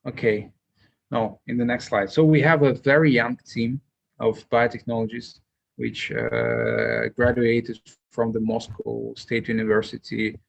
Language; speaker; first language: English; non-native, fluent; Russian